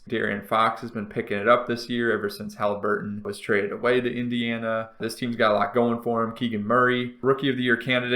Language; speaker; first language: English; native; English